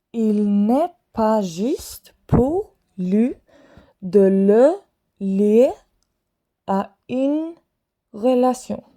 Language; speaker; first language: French; non-native, fluent; Swedish